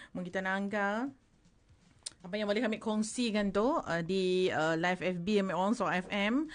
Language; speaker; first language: Malay; native; Malay